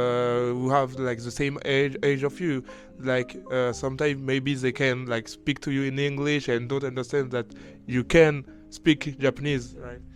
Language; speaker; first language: English; non-native, learner; French